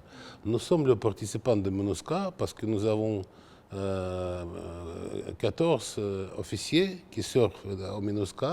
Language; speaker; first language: French; non-native, fluent; Russian